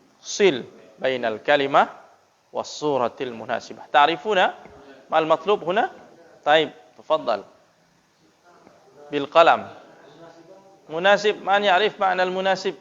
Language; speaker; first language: Arabic; non-native, fluent; Indonesian